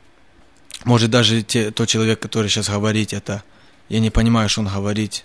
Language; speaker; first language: Russian; early bilingual, heritage; Russian